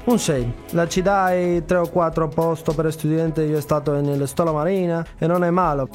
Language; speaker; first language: Italian; non-native, learner; Spanish